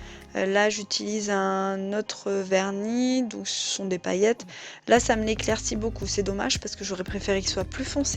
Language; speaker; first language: French; native; French